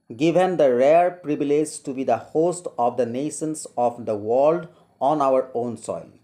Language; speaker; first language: English; non-native, local second language; Assamese